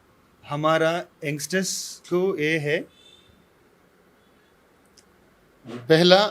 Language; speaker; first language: Hindi; non-native, local second language; Tamil